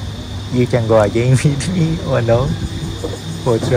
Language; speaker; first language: English; non-native, learner; Japanese